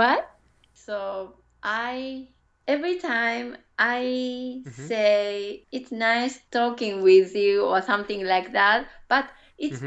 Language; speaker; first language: English; non-native, learner; Japanese